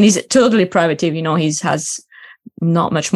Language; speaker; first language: English; non-native, fluent; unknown